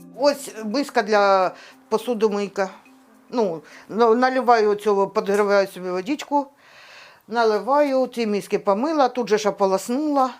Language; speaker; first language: Ukrainian; non-native, local second language; Russian